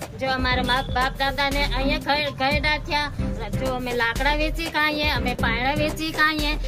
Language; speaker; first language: Gujarati; non-native, local second language; Rathawi